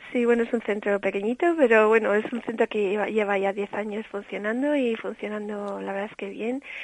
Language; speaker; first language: Spanish; early bilingual, heritage; Spanish